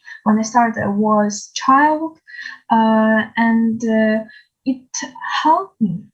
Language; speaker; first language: English; non-native, learner; Ukrainian